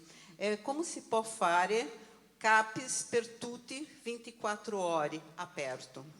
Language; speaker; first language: Italian; non-native, learner; Portuguese